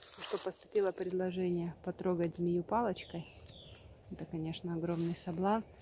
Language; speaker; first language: Russian; native; Russian